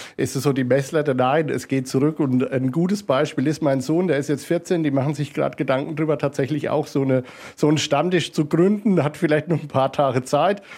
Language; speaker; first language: German; native; German